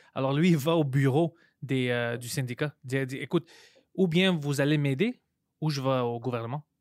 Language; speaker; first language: French; non-native, local second language; Greek